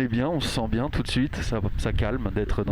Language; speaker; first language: French; native; French